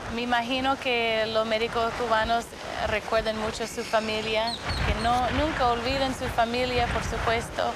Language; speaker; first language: Spanish; non-native, fluent; English